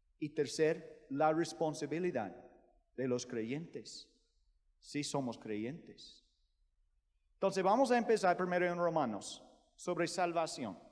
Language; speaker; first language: Spanish; non-native, fluent; English